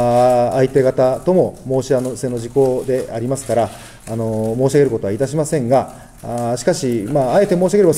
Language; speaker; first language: Japanese; native; Japanese